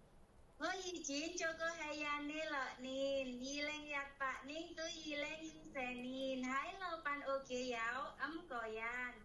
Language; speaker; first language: Cantonese; non-native, learner; Indonesian